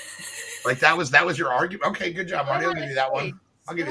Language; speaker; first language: English; native; English